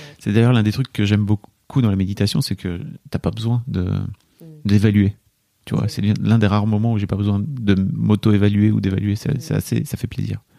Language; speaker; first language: French; native; French